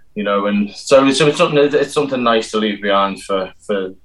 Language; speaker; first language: English; native; English